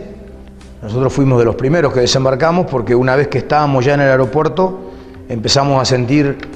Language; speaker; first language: Spanish; native; Spanish